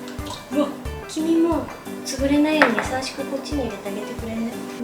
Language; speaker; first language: Japanese; native; Japanese